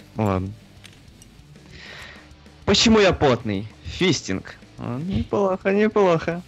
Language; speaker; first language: Russian; native; Russian